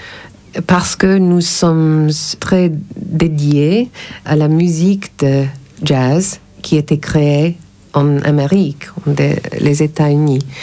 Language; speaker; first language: French; non-native, learner; English